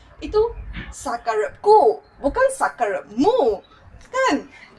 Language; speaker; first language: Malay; non-native, local second language; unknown